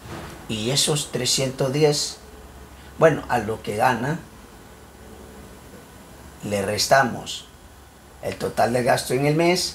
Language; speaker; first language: Spanish; native; Spanish